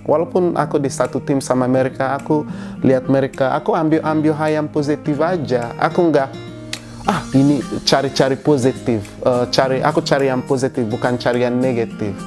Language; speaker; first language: Indonesian; non-native, fluent; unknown